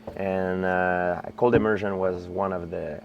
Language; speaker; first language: English; non-native, fluent; French